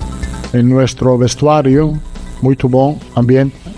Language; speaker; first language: Portuguese; non-native, learner; Italian